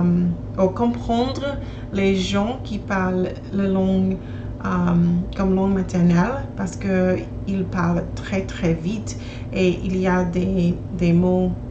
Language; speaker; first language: French; non-native, learner; English